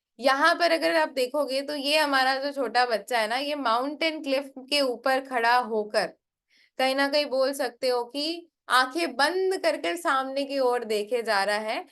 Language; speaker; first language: Hindi; non-native, local second language; Bangla